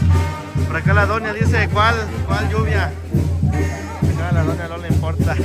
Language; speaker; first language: Spanish; native; Spanish